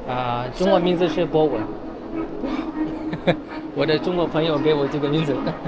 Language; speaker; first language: Chinese; non-native, learner; Amharic